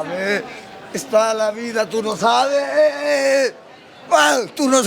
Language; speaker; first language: Spanish; non-native, learner; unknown